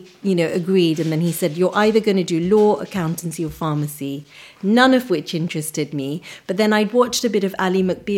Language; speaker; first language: English; early bilingual, other home language; Punjabi